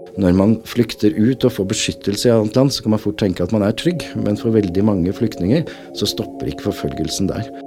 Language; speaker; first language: Norwegian; native; Norwegian